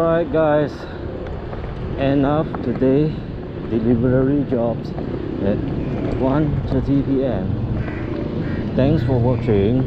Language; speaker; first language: English; non-native, local second language; Chinese